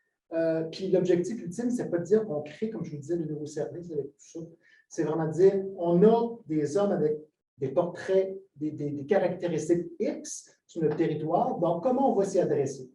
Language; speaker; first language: French; native; French